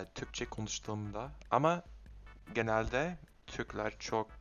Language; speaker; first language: Turkish; non-native, learner; English